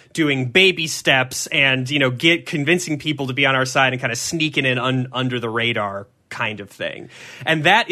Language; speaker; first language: English; native; English